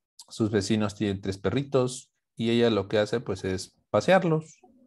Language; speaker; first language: Spanish; native; Spanish